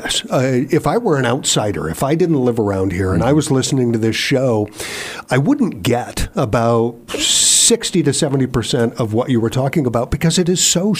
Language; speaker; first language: English; native; English